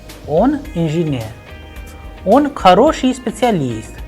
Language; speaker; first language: Russian; non-native, fluent; Hindi